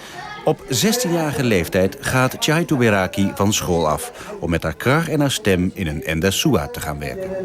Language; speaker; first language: Dutch; native; Dutch